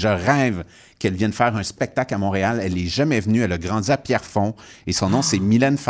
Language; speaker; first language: French; native; French